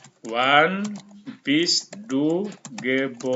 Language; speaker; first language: German; non-native, fluent; Indonesian